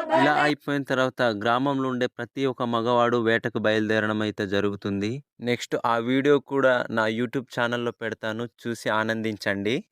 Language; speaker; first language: Telugu; non-native, local second language; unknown